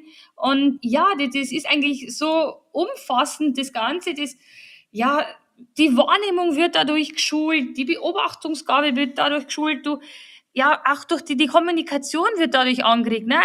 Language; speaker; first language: German; native; German